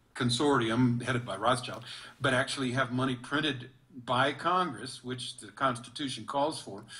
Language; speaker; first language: English; native; English